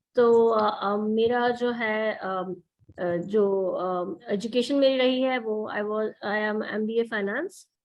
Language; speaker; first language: Urdu; native; Urdu